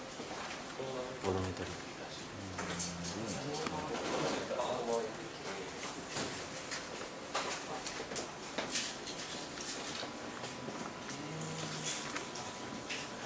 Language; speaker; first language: Japanese; non-native, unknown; English